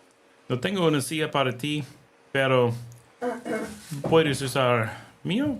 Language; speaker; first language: Spanish; non-native, learner; English